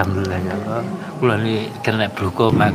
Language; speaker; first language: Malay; non-native, local second language; Javanese